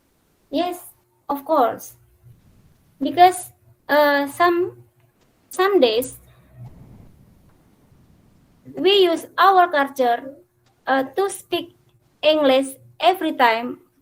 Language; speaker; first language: English; non-native, fluent; Indonesian